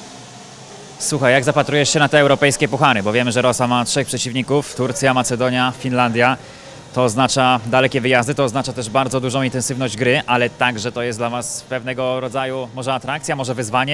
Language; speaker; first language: Polish; native; Polish